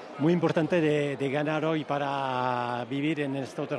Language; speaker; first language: Spanish; non-native, learner; French